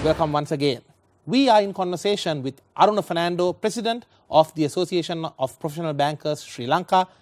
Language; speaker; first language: English; non-native, local second language; Sinhala